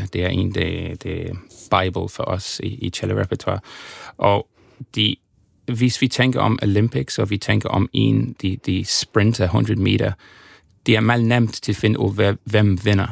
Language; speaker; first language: Danish; non-native, learner; English